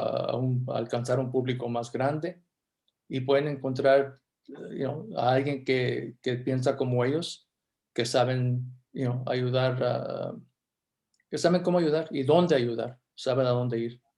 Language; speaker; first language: Spanish; early bilingual, heritage; Spanish